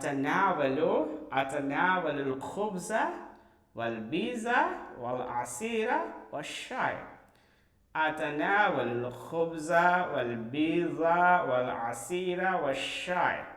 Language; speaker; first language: Arabic; non-native, fluent; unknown